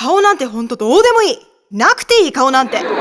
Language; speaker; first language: Japanese; native; Japanese